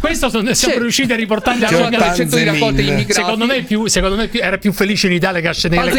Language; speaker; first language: Italian; native; Italian